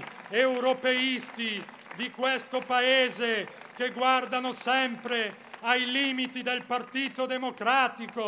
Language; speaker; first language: Italian; native; Italian